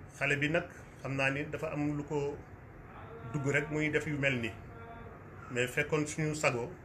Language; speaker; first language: Wolof; non-native, local second language; Fula